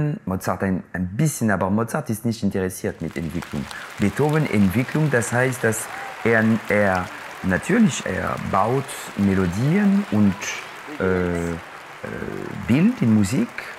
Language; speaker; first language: German; non-native, local second language; French